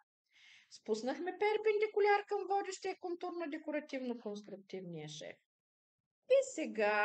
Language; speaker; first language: Bulgarian; native; Bulgarian